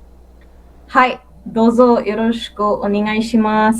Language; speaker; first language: Japanese; non-native, learner; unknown